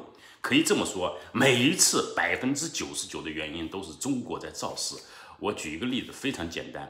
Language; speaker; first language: Chinese; native; Chinese